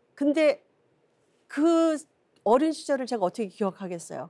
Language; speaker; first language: Korean; native; Korean